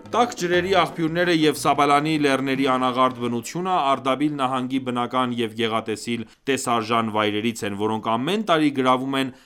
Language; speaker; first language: Armenian; early bilingual, heritage; Armenian